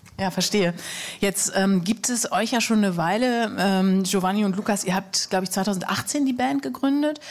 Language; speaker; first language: German; native; German